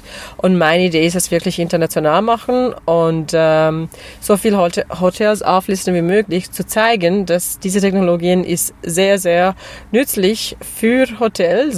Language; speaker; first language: German; non-native, fluent; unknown